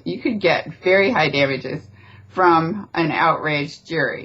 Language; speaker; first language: English; native; English